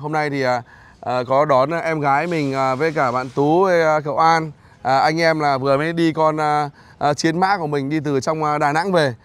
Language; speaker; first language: Vietnamese; native; Vietnamese